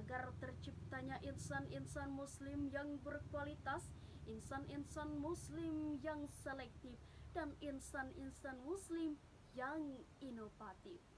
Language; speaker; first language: Indonesian; native; Indonesian